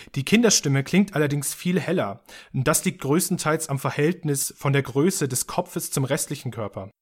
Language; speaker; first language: German; native; German